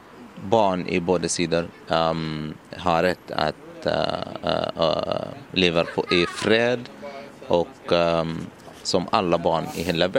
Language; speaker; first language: Swedish; non-native, learner; Arabic